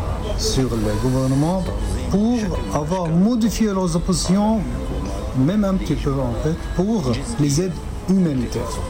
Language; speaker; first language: French; non-native, fluent; Arabic